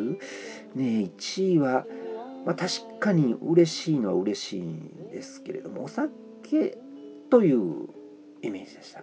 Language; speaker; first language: Japanese; native; Japanese